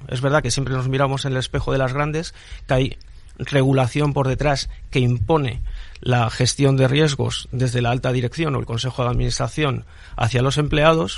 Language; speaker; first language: Spanish; native; Spanish